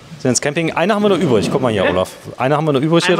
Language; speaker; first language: German; native; German